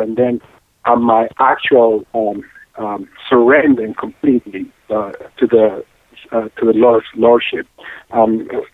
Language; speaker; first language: English; non-native, fluent; Spanish